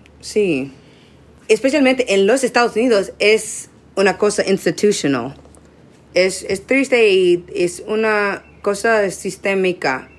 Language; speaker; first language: Spanish; non-native, learner; English